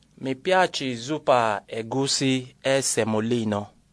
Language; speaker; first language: Italian; non-native, learner; Yoruba